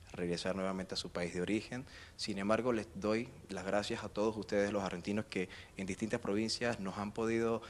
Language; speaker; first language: Spanish; native; Spanish